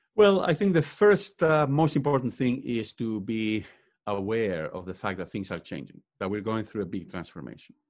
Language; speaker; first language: English; non-native, fluent; Spanish